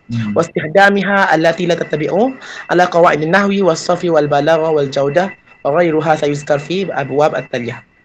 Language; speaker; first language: Arabic; non-native, fluent; Malay